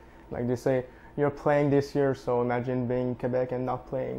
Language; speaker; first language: English; non-native, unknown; French